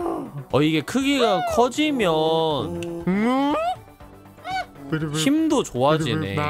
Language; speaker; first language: Korean; native; Korean